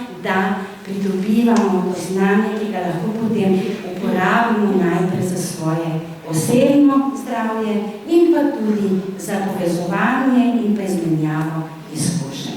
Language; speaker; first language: Slovenian; native; Slovenian